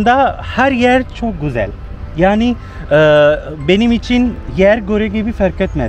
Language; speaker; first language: Turkish; non-native, learner; Urdu